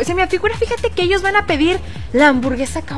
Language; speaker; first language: Spanish; native; Spanish